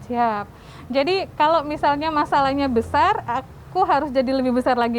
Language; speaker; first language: Indonesian; native; Indonesian